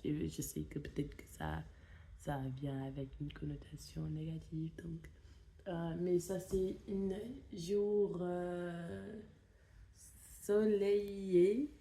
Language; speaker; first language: French; non-native, fluent; English